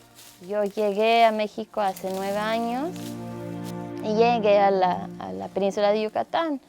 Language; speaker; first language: Spanish; non-native, fluent; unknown